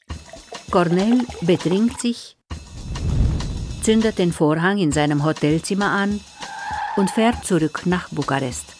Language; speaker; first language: German; native; German